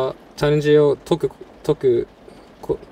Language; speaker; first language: Japanese; non-native, fluent; Norwegian